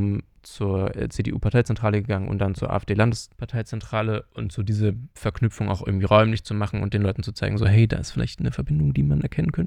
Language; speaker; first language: German; native; German